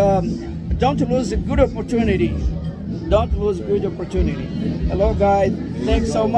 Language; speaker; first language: English; non-native, learner; Portuguese